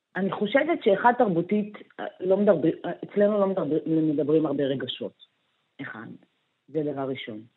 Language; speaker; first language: Hebrew; early bilingual, other home language; Amharic